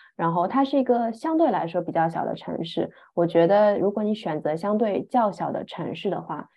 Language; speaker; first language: Chinese; native; Chinese